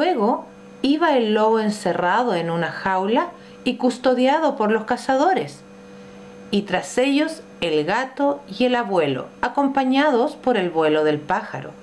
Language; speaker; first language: Spanish; native; Spanish